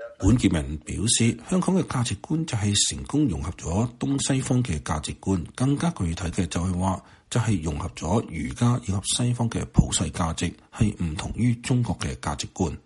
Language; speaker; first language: Chinese; non-native, local second language; Cantonese